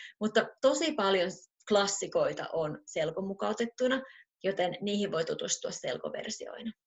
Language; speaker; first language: Finnish; native; Finnish